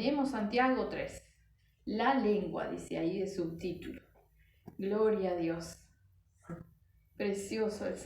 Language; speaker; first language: Spanish; native; Spanish